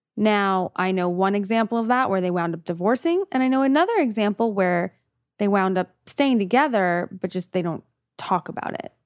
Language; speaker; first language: English; native; English